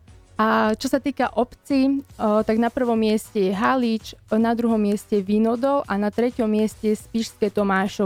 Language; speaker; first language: Slovak; native; Slovak